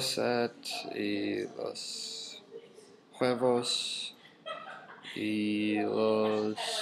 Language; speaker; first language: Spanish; non-native, learner; English